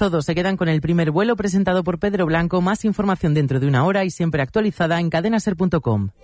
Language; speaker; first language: Spanish; native; Spanish